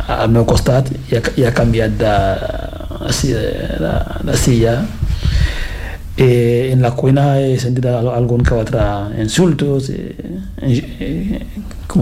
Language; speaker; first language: Catalan; non-native, fluent; Fula